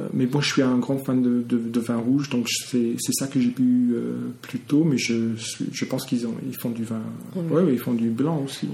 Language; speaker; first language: French; non-native, fluent; English